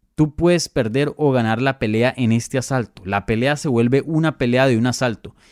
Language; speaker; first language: Spanish; native; Spanish